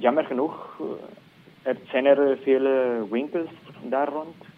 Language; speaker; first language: Dutch; non-native, fluent; Spanish